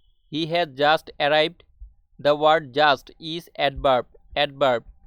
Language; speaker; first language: English; non-native, local second language; Bangla